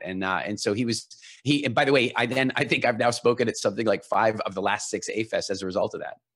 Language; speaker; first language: English; native; English